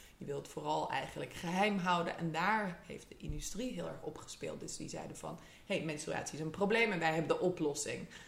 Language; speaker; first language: Dutch; early bilingual, other home language; English